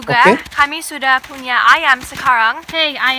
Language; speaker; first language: Indonesian; non-native, fluent; English